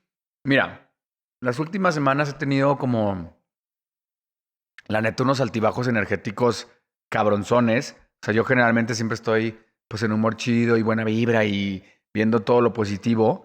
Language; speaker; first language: Spanish; native; Spanish